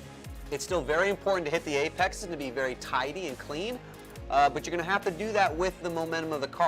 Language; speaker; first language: English; native; English